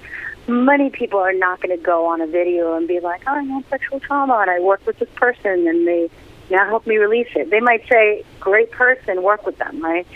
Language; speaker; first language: English; native; English